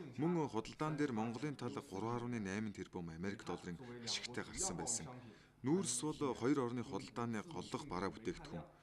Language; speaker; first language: Mongolian; non-native, fluent; Chinese